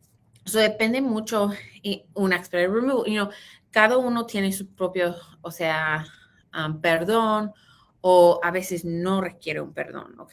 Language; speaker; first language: Spanish; early bilingual, heritage; Spanish